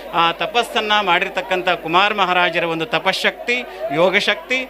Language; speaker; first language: Kannada; native; Kannada